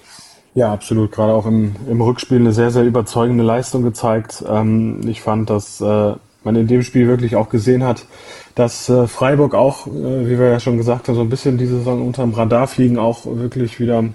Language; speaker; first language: German; native; German